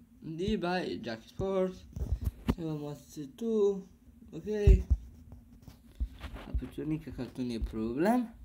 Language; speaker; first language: Bosnian; early bilingual, heritage; Bosnian